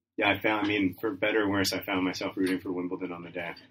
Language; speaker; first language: English; native; English